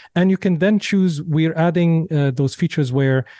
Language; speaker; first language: English; non-native, fluent; Arabic